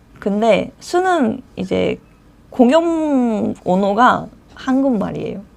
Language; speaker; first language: Korean; non-native, fluent; Japanese